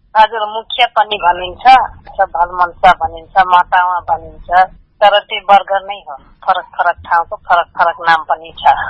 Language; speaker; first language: Nepali; non-native, local second language; Dangaura Tharu